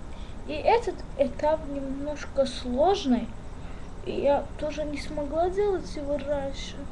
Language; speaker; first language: Russian; non-native, learner; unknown